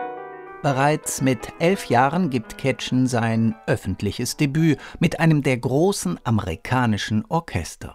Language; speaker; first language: German; native; German